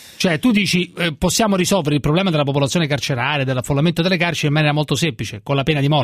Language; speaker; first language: Italian; native; Italian